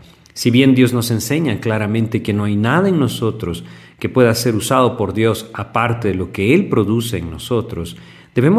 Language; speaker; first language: Spanish; native; Spanish